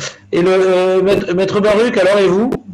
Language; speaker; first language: French; native; French